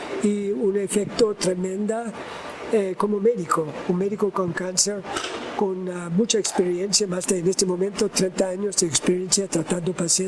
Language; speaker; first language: Spanish; non-native, learner; English